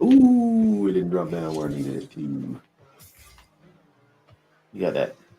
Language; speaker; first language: English; native; English